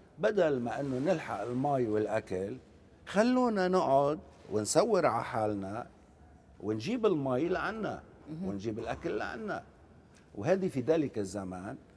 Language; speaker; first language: Arabic; native; Arabic